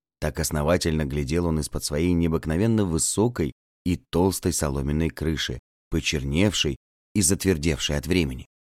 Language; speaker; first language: Russian; native; Russian